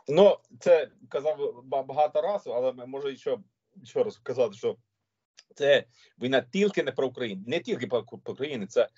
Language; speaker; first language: Ukrainian; non-native, learner; Swedish